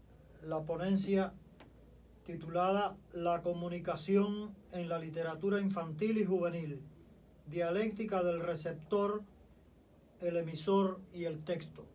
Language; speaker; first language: Spanish; native; Spanish